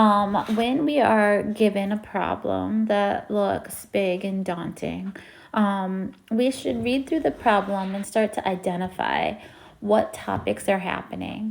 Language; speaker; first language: English; native; English